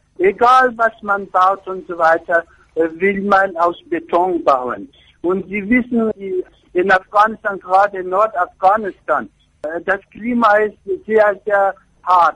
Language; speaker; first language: German; non-native, fluent; Persian